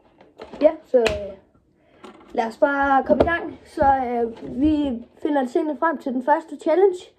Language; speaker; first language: Danish; native; Danish